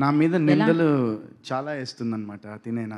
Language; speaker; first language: Telugu; native; Telugu